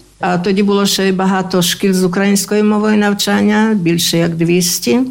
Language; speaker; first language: Ukrainian; native; Ukrainian